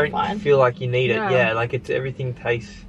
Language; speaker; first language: English; native; English